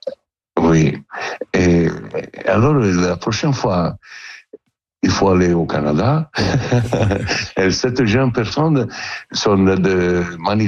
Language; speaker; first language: French; non-native, learner; Italian